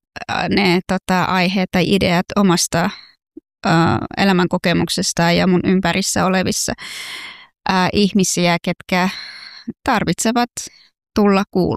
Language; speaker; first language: Finnish; non-native, fluent; Persian